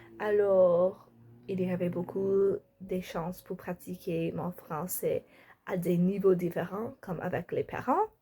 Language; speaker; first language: French; non-native, learner; English